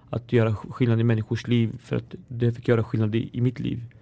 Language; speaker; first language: Swedish; early bilingual, other home language; Arabic